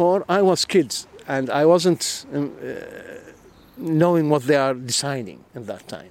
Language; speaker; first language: English; non-native, learner; Arabic